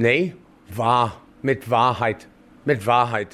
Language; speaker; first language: German; non-native, learner; English